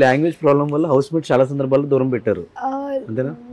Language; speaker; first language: Telugu; native; Telugu